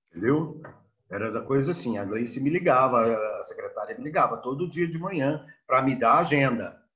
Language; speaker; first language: Portuguese; native; Portuguese